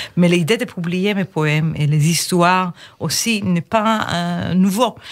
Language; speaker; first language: French; non-native, fluent; Hebrew